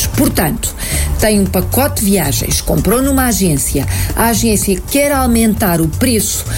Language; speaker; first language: Portuguese; native; Portuguese